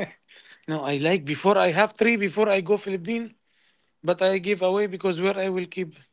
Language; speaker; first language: English; non-native, learner; Arabic